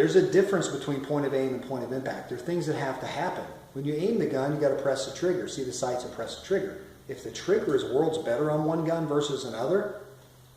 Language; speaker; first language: English; native; English